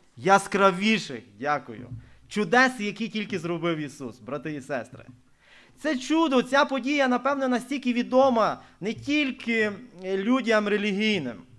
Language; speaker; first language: Ukrainian; non-native, local second language; Russian